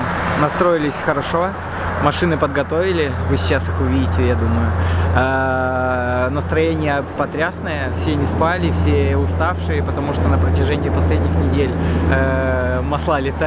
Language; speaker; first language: Russian; native; Russian